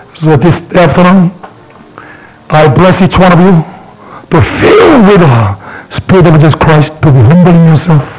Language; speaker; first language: English; non-native, fluent; Korean